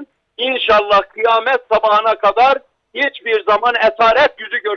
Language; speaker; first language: Turkish; native; Turkish